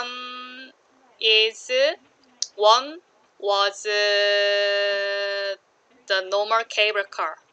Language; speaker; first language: English; non-native, learner; Korean